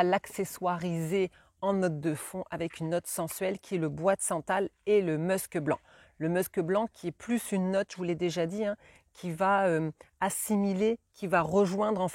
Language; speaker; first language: French; native; French